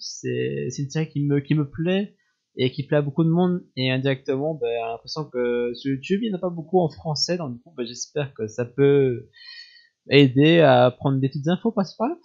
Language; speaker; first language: French; native; French